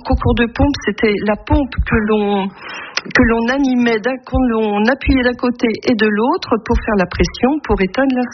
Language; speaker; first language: French; native; French